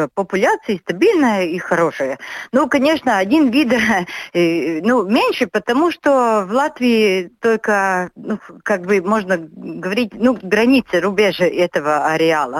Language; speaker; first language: Russian; non-native, local second language; Latvian